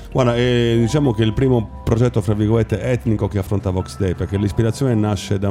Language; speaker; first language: Italian; native; Italian